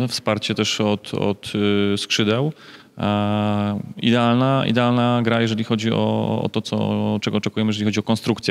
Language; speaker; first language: Polish; native; Polish